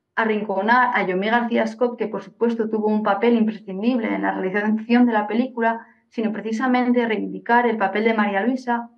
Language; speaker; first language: Spanish; native; Spanish